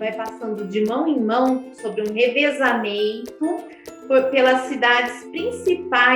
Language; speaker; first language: Portuguese; native; Portuguese